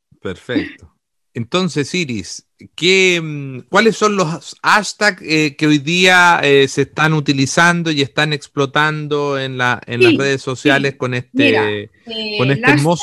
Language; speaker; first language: Spanish; non-native, fluent; Italian